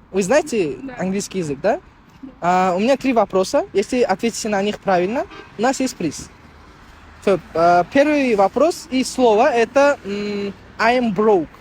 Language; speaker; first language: Russian; non-native, local second language; Uzbek